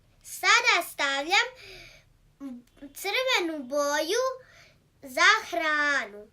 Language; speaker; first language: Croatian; early bilingual, heritage; Croatian